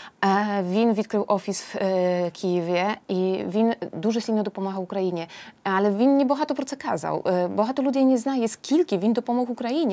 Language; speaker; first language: Polish; non-native, learner; Ukrainian